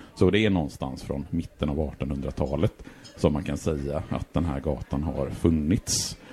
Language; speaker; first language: Swedish; native; Swedish